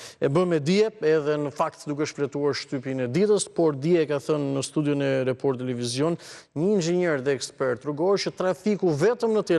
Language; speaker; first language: Albanian; native; Albanian